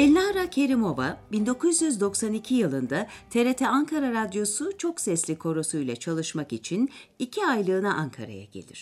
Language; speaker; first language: Turkish; native; Turkish